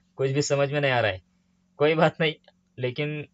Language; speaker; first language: Hindi; non-native, local second language; Marathi